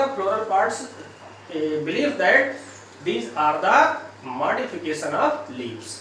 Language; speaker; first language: English; non-native, local second language; Hindi